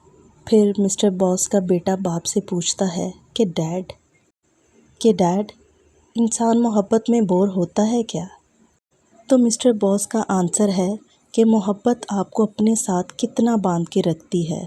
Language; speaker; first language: Urdu; native; Urdu